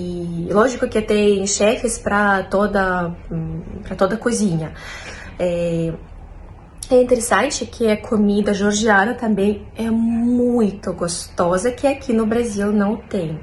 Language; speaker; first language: Portuguese; non-native, fluent; Russian